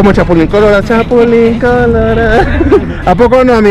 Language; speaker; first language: Spanish; native; Spanish